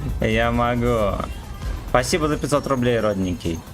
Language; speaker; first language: Russian; native; Russian